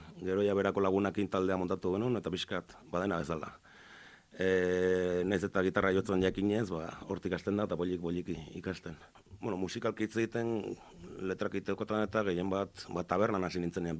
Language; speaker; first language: Basque; native; Basque